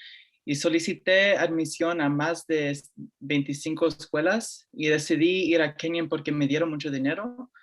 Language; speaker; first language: Spanish; early bilingual, heritage; Spanish